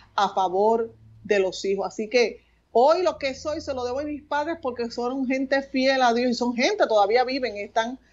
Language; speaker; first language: Spanish; native; Spanish